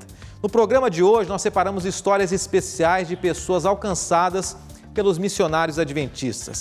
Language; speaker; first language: Portuguese; native; Portuguese